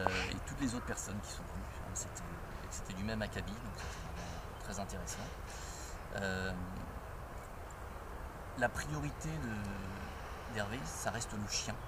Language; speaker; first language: French; native; French